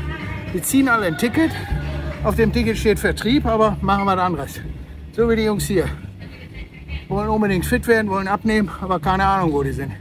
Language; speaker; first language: German; native; German